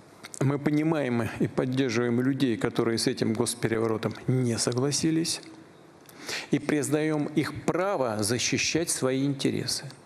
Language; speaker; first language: Russian; native; Russian